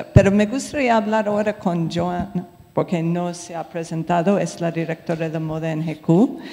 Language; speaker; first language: Spanish; non-native, fluent; English